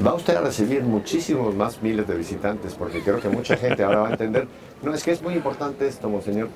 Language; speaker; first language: Spanish; native; Spanish